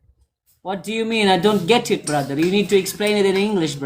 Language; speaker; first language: English; non-native, learner; Cebuano